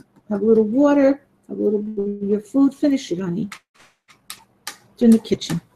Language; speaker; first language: English; native; English